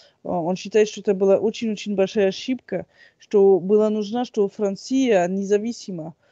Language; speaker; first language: Russian; non-native, fluent; French